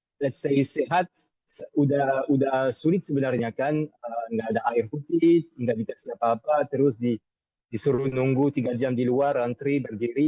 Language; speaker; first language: Indonesian; non-native, fluent; French